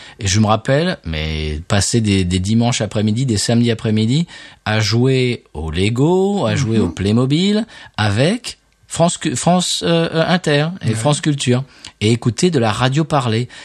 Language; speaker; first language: French; native; French